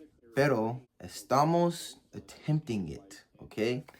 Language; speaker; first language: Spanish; non-native, learner; English